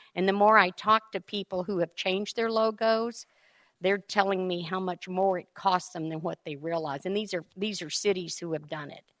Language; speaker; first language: English; native; English